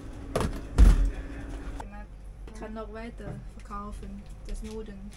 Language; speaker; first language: German; non-native, learner; Thai